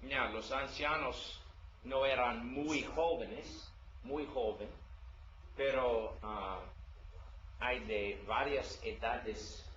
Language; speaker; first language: Spanish; non-native, learner; English